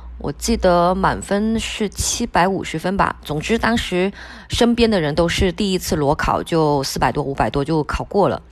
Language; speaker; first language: Chinese; non-native, local second language; Min Nan Chinese